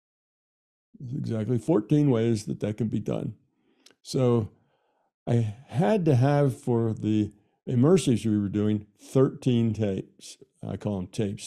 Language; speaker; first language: English; native; English